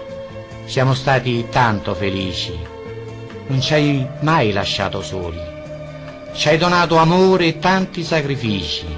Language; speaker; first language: Italian; native; Italian